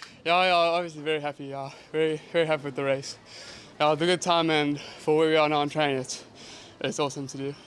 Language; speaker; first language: English; native; English